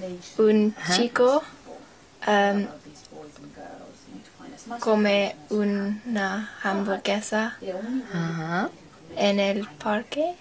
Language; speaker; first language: Spanish; non-native, learner; English